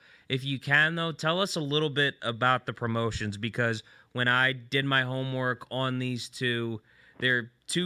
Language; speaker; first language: English; native; English